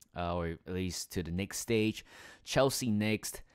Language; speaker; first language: English; native; English